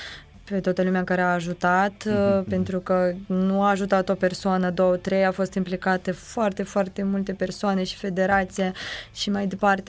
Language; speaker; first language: Romanian; non-native, fluent; Ukrainian